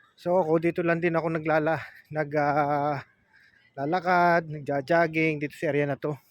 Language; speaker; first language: Filipino; native; Filipino